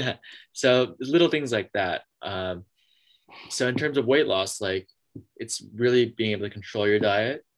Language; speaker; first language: English; native; English